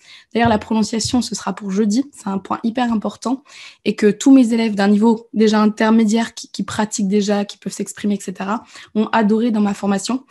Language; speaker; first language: French; native; French